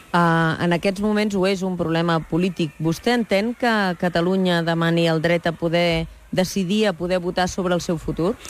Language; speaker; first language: Catalan; native; Catalan